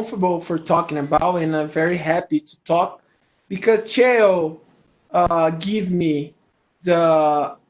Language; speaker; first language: English; non-native, learner; Portuguese